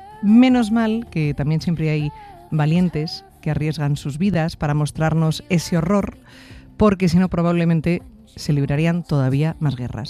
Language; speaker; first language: Spanish; native; Spanish